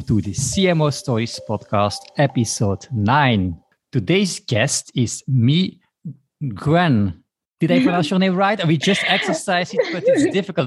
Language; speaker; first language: English; non-native, fluent; Dutch